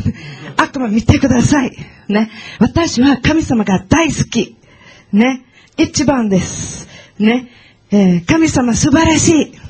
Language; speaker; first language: Japanese; non-native, learner; Portuguese